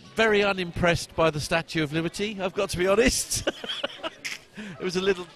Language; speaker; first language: English; native; English